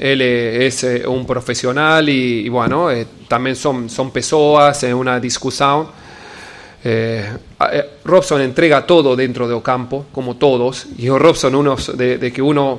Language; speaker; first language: Portuguese; non-native, learner; Spanish